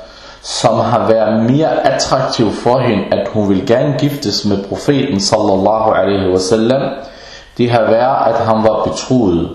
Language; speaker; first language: Danish; early bilingual, other home language; Arabic